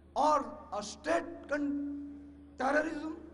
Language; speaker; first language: English; non-native, local second language; Urdu